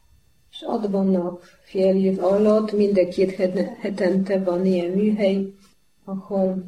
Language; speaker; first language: Hungarian; non-native, fluent; Polish